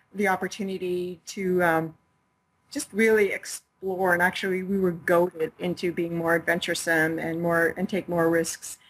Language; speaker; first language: English; native; English